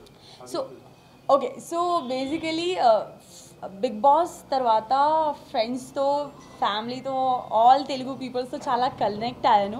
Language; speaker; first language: Telugu; non-native, learner; Gujarati